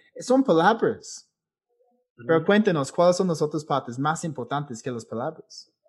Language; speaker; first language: Spanish; non-native, fluent; English